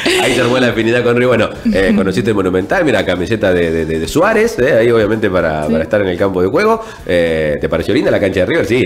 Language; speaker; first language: Spanish; native; Spanish